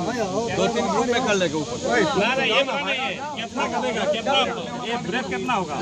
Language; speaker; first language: Hindi; non-native, local second language; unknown